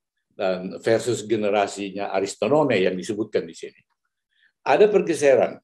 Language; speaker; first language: Malay; native; Malay